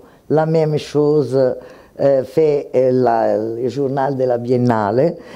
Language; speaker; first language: French; non-native, fluent; Italian